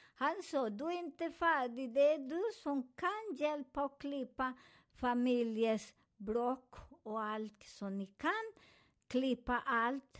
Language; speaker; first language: Swedish; non-native, learner; Spanish